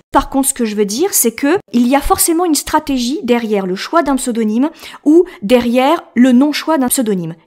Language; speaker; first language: French; native; French